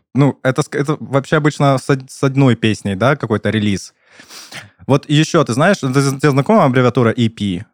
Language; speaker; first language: Russian; native; Russian